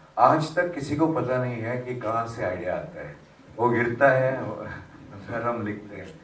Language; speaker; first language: Hindi; non-native, local second language; Tamil